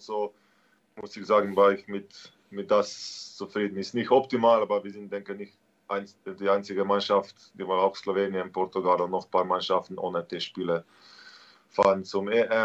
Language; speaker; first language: German; non-native, learner; Slovenian